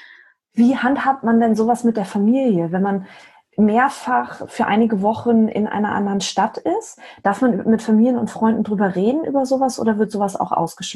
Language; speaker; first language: German; native; German